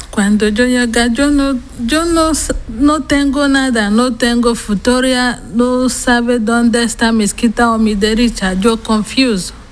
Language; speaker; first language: Spanish; non-native, learner; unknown